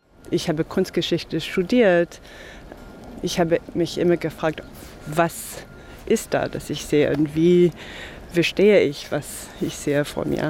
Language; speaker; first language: German; non-native, fluent; English